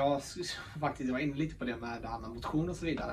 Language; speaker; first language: Swedish; early bilingual, other home language; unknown